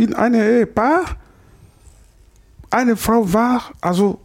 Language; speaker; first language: German; non-native, fluent; Lingala